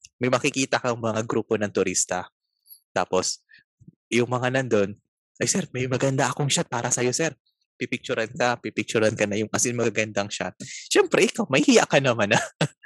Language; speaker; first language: Filipino; non-native, local second language; Bikol